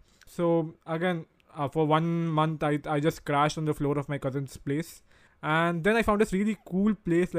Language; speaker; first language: English; non-native, local second language; Hindi